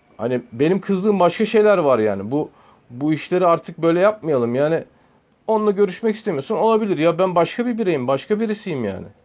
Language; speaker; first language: Turkish; early bilingual, heritage; Turkish